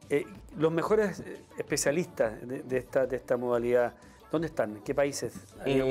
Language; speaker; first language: Spanish; native; Spanish